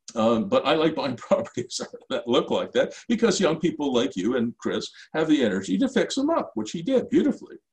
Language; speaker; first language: English; native; English